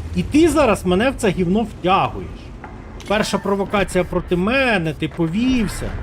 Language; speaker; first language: Ukrainian; non-native, local second language; Russian